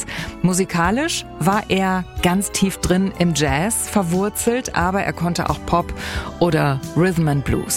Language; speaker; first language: German; native; German